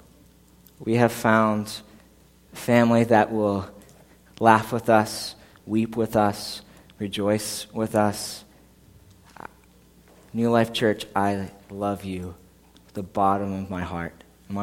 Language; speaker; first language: English; native; English